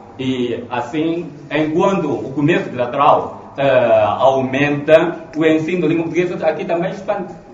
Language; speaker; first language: Portuguese; non-native, fluent; Chinese